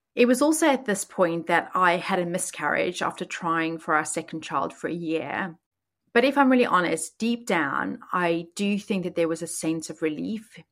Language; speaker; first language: English; native; English